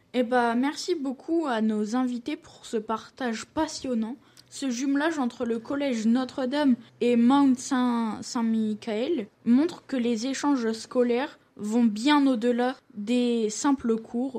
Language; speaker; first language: French; native; French